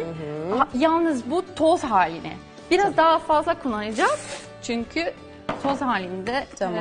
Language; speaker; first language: Turkish; non-native, fluent; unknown